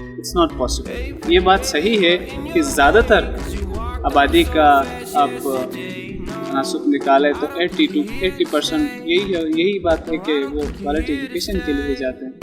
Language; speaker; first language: Urdu; non-native, local second language; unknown